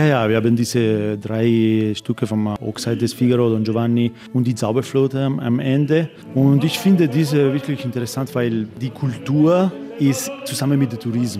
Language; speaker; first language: German; non-native, learner; Italian